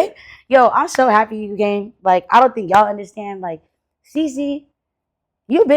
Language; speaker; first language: English; native; English